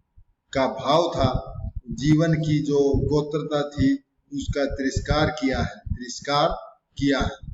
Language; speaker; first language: Hindi; native; Hindi